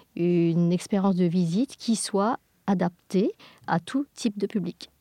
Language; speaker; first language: French; non-native, fluent; English